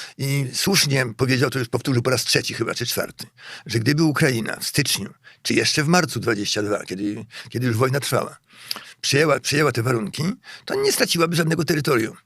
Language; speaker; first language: Polish; native; Polish